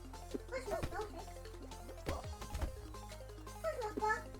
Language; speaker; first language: French; native; French